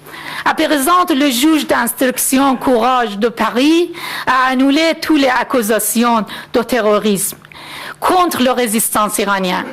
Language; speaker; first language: French; non-native, fluent; Persian